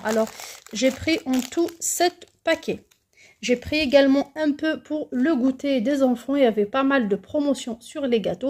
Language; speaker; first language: French; native; French